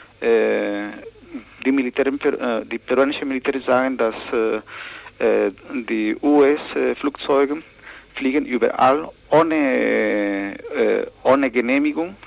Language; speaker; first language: German; non-native, learner; Spanish